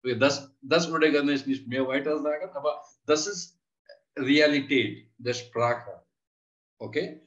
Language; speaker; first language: German; non-native, learner; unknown